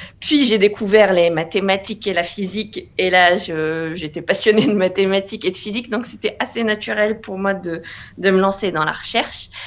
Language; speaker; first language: French; non-native, local second language; Arabic